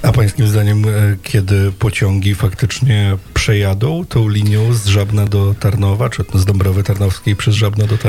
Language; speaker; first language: Polish; native; Polish